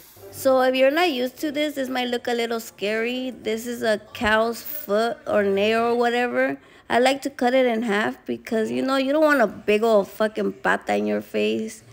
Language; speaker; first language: English; early bilingual, other home language; Spanish